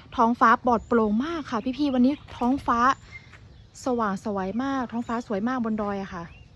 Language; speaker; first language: Thai; non-native, local second language; Karen languages